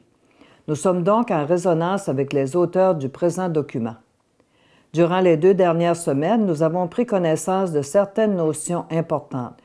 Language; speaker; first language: French; native; French